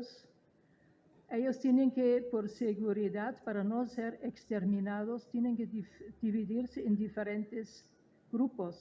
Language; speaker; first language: Spanish; non-native, fluent; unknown